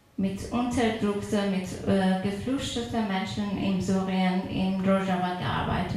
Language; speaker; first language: German; non-native, fluent; Persian